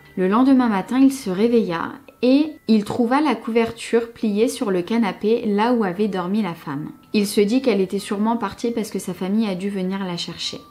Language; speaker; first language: French; native; French